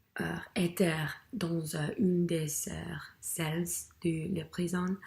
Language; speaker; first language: French; non-native, learner; English